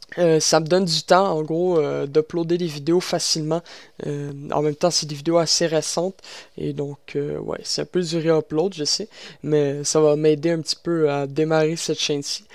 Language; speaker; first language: French; native; French